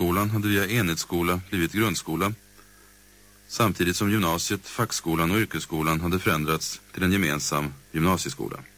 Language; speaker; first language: Swedish; native; Swedish